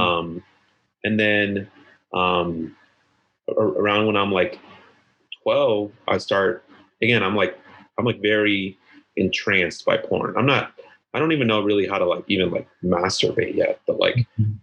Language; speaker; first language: English; native; English